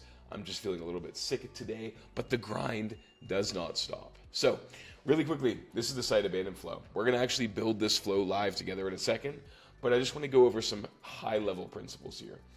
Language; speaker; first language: English; native; English